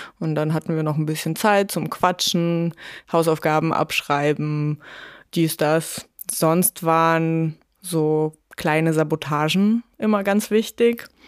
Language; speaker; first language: German; early bilingual, other home language; Russian